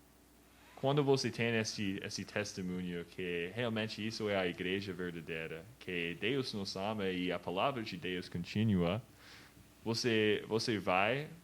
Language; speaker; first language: Portuguese; non-native, learner; English